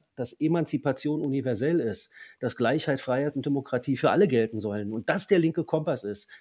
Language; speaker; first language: German; native; German